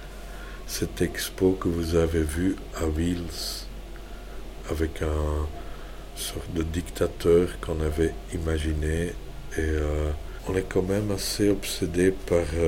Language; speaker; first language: French; non-native, local second language; Dutch